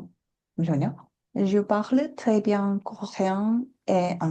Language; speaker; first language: French; non-native, learner; Korean